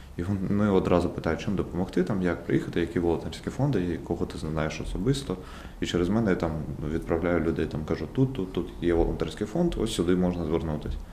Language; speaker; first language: Ukrainian; non-native, local second language; Russian